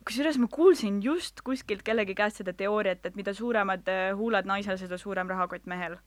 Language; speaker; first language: Estonian; non-native, local second language; Russian